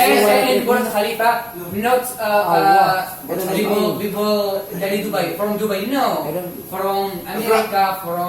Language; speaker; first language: English; non-native, learner; Indonesian